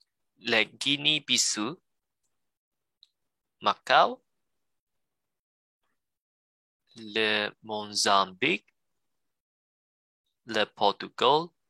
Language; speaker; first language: French; non-native, learner; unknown